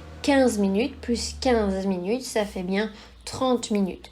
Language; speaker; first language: French; native; French